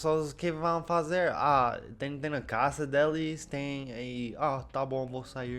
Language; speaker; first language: Portuguese; non-native, learner; English